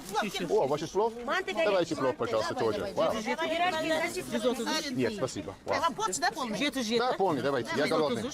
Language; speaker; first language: Russian; non-native, fluent; English